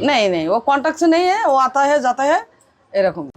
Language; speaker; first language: Hindi; non-native, local second language; Bangla